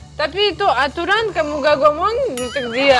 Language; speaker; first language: Indonesian; non-native, learner; Russian